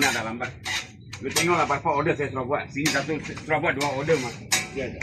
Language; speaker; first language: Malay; non-native, local second language; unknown